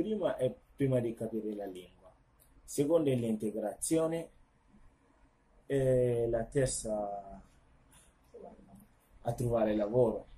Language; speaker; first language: Italian; non-native, learner; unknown